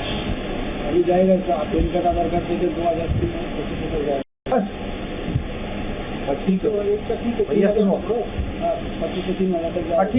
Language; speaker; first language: Hindi; non-native, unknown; Bangla